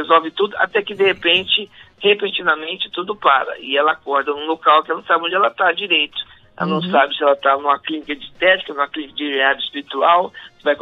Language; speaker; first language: Portuguese; native; Portuguese